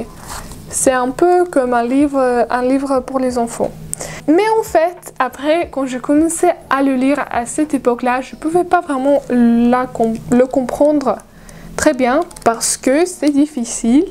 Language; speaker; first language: French; non-native, fluent; Russian